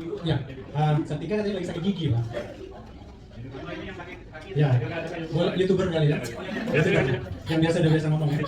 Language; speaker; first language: Indonesian; native; Indonesian